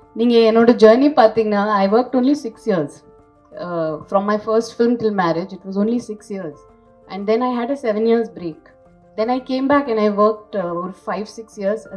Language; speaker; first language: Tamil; non-native, fluent; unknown